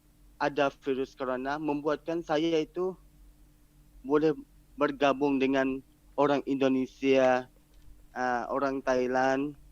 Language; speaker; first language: Indonesian; non-native, learner; Malay